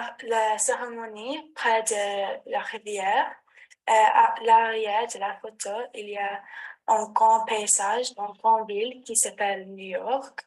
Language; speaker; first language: French; non-native, learner; English